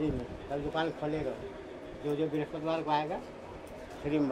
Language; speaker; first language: Hindi; native; Hindi